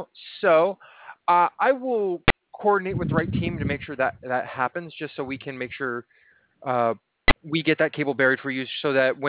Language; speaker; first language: English; native; English